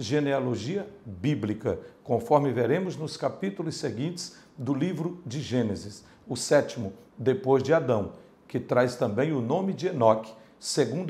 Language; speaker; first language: Portuguese; native; Portuguese